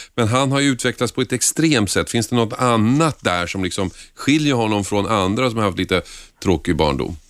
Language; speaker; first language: Swedish; native; Swedish